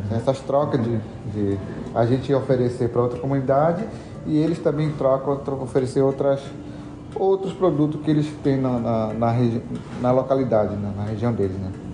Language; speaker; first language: Portuguese; non-native, local second language; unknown